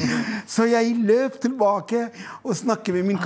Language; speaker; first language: Swedish; non-native, fluent; Arabic